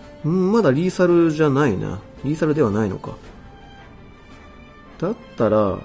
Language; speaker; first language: Japanese; native; Japanese